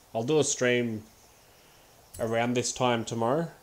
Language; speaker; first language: English; native; English